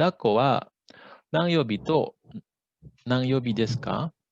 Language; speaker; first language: Japanese; non-native, fluent; Indonesian